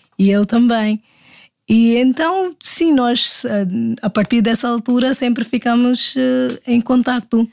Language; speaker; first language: Portuguese; non-native, fluent; Hindi